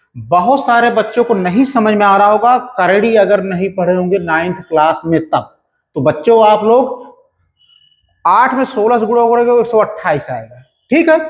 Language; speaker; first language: Hindi; native; Hindi